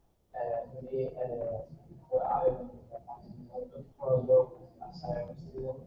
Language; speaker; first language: English; non-native, learner; Spanish